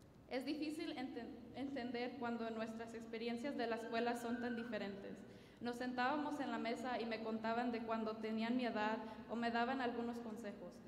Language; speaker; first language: Spanish; early bilingual, heritage; Spanish